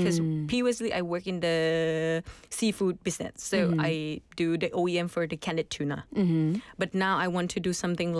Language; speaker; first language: English; non-native, fluent; Thai